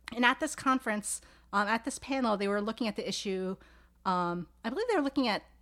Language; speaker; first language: English; native; English